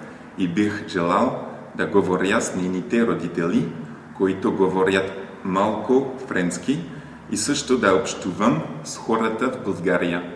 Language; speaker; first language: Bulgarian; non-native, learner; French